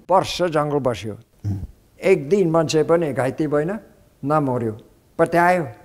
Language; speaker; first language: Nepali; non-native, fluent; English